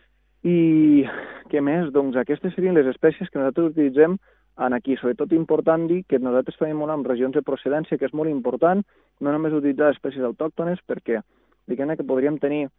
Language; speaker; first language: Catalan; native; Catalan